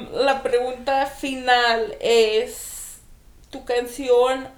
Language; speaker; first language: Spanish; early bilingual, other home language; English